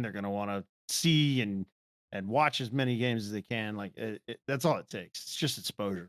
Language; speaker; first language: English; native; English